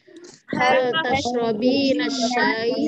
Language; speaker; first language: Arabic; non-native, learner; Indonesian